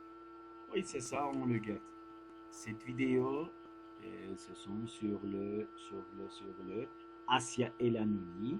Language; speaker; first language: French; non-native, fluent; Turkish